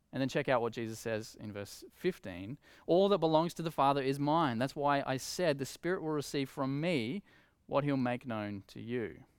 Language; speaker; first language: English; native; English